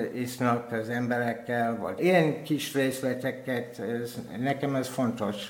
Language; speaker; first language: Hungarian; non-native, learner; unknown